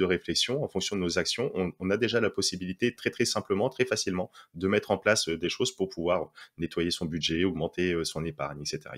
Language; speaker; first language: French; native; French